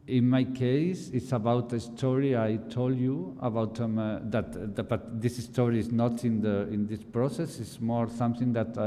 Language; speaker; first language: English; non-native, fluent; Spanish